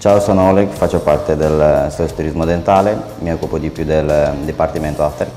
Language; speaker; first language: Italian; non-native, fluent; Romanian